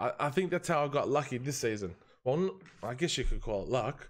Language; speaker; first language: English; native; English